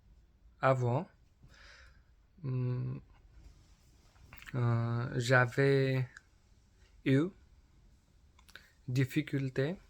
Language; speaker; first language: French; non-native, learner; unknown